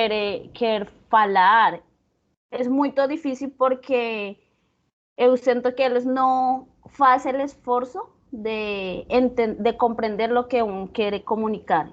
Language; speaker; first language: Portuguese; non-native, learner; Spanish